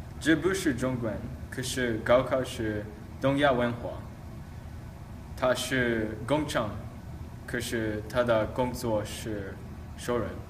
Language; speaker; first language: Chinese; non-native, learner; English